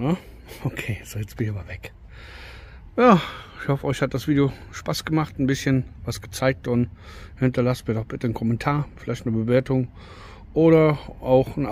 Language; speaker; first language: German; native; German